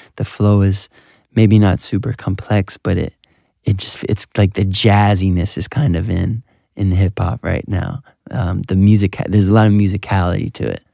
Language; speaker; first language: English; native; English